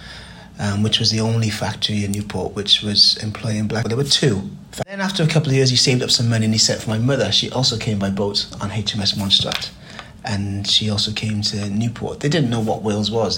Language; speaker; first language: English; native; English